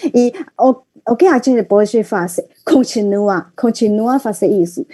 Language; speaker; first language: Portuguese; non-native, learner; Chinese